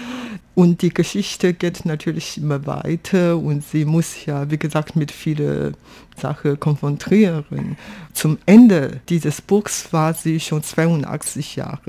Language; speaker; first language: German; non-native, fluent; Chinese